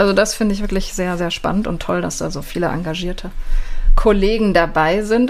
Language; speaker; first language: German; native; German